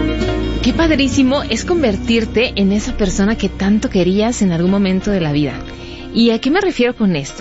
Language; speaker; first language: Spanish; native; Spanish